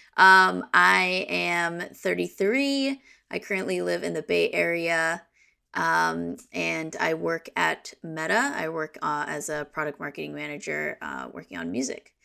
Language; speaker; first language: English; early bilingual, other home language; Korean